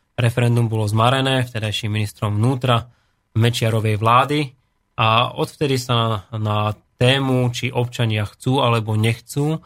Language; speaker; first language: Slovak; native; Slovak